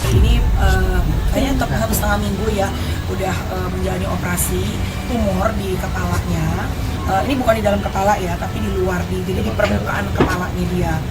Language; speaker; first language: Indonesian; native; Indonesian